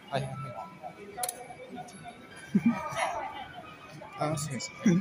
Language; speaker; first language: Japanese; non-native, learner; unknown